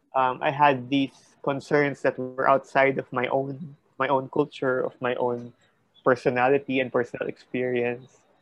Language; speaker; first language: English; non-native, local second language; Filipino